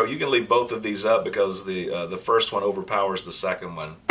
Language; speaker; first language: English; native; English